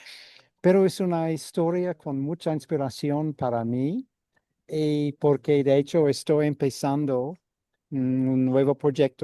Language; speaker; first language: Spanish; non-native, fluent; English